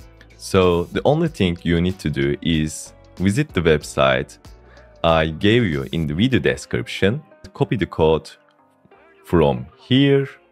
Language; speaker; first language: English; non-native, fluent; Turkish